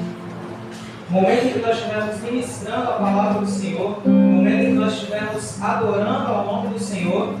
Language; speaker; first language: Portuguese; native; Portuguese